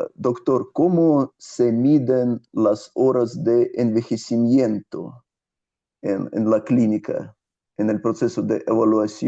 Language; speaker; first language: Spanish; non-native, fluent; Russian